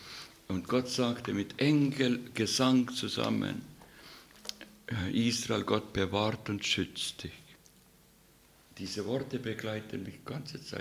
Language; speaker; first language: German; non-native, learner; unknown